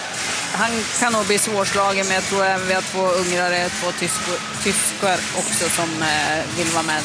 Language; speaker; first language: Swedish; native; Swedish